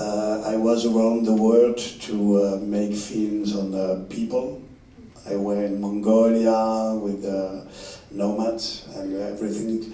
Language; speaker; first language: English; non-native, learner; French